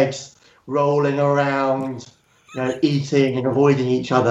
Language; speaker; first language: English; native; English